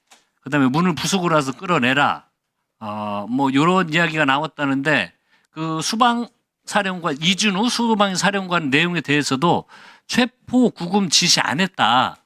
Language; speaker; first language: Korean; native; Korean